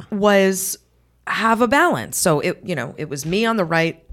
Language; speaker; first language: English; native; English